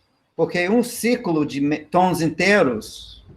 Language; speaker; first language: Portuguese; non-native, fluent; English